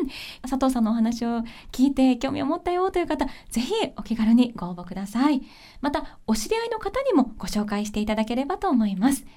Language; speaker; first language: Japanese; native; Japanese